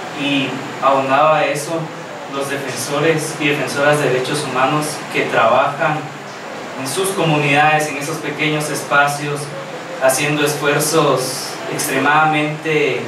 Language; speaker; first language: Spanish; native; Spanish